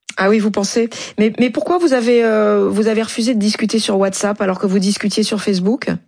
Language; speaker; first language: French; native; French